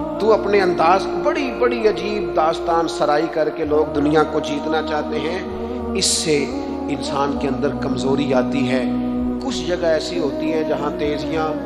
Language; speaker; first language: Urdu; non-native, local second language; Punjabi